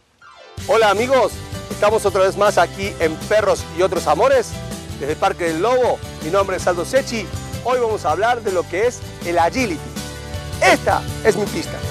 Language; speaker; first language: Spanish; native; Spanish